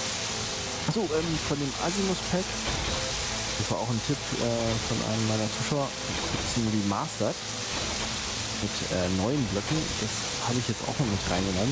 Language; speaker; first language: German; native; German